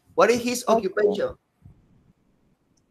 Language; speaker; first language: English; non-native, fluent; Spanish